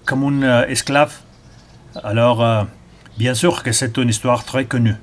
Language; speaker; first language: French; non-native, learner; Spanish